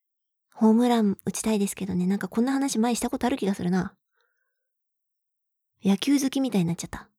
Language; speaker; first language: Japanese; native; Japanese